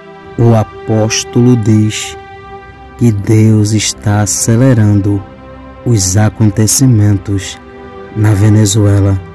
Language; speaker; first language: Portuguese; native; Portuguese